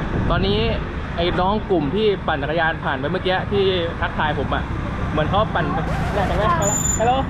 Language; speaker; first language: Thai; native; Thai